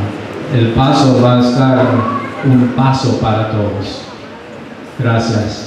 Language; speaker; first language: Spanish; non-native, fluent; English